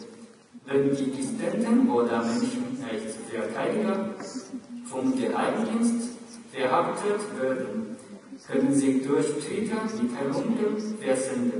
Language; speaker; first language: German; non-native, learner; Chinese